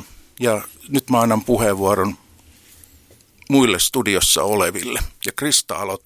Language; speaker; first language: Finnish; native; Finnish